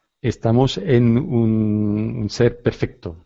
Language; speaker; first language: Spanish; non-native, learner; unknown